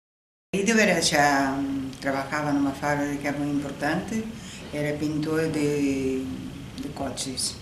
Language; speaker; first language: Portuguese; non-native, fluent; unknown